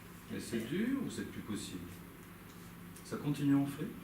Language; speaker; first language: French; native; French